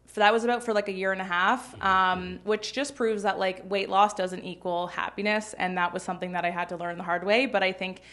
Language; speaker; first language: English; native; English